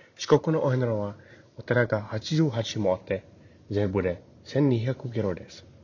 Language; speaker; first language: Japanese; non-native, learner; English